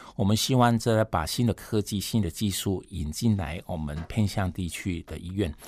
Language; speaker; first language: Chinese; non-native, fluent; Cantonese